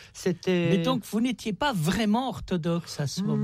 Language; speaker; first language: French; native; French